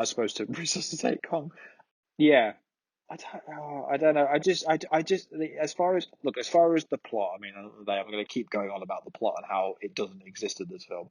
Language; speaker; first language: English; native; English